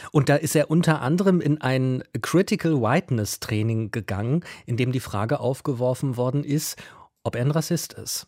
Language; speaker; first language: German; native; German